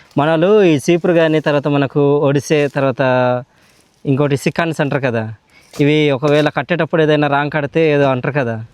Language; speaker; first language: Telugu; non-native, local second language; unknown